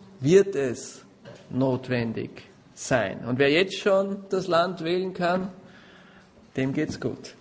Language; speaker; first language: German; native; German